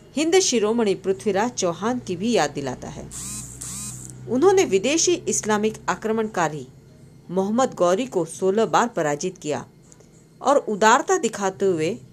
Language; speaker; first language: Hindi; non-native, local second language; Marathi